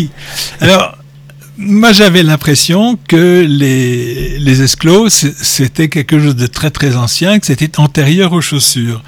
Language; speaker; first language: French; native; French